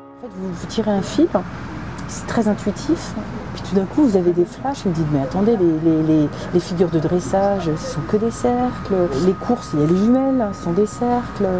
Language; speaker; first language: French; native; French